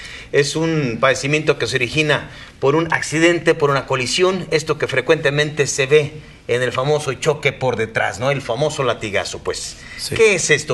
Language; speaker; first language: Spanish; native; Spanish